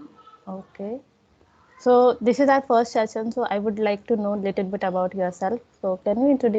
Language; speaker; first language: English; non-native, local second language; Hindi